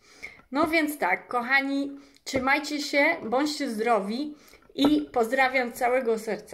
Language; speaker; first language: Polish; early bilingual, heritage; English